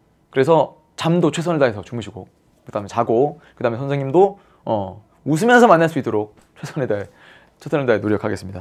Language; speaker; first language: Korean; native; Korean